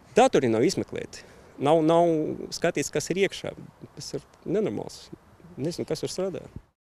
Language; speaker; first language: Latvian; non-native, local second language; Russian